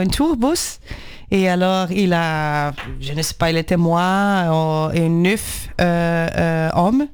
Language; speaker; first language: French; non-native, learner; Portuguese